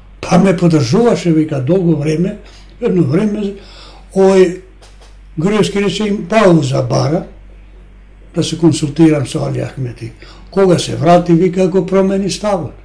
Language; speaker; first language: Macedonian; non-native, local second language; Albanian